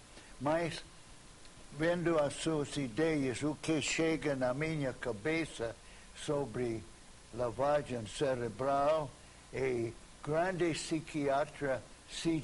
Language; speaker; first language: Portuguese; non-native, fluent; English